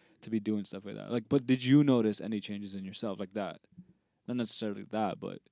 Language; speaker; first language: English; native; English